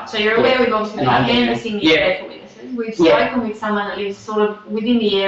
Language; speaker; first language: English; native; English